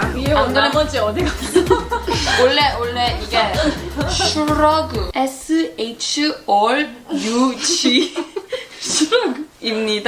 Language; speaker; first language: Korean; early bilingual, heritage; English